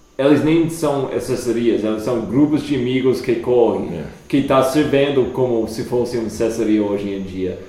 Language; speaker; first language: Portuguese; non-native, fluent; English